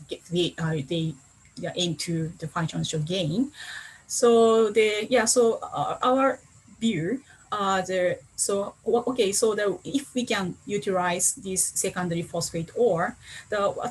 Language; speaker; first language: English; non-native, fluent; Japanese